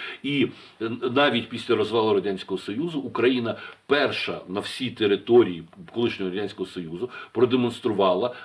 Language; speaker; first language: Ukrainian; native; Ukrainian